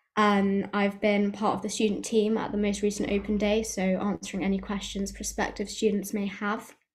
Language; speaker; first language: English; native; English